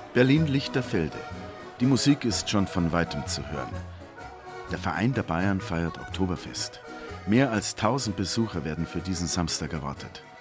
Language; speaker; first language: German; native; German